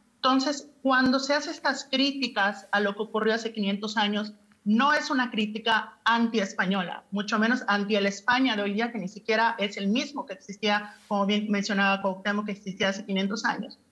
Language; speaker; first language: Spanish; native; Spanish